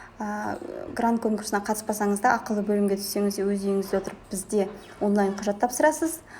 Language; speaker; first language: Kazakh; native; Kazakh